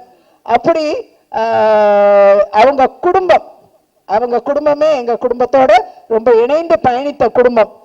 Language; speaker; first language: Tamil; native; Tamil